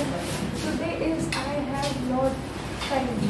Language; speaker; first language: English; non-native, learner; Hindi